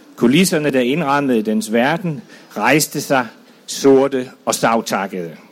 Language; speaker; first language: Danish; native; Danish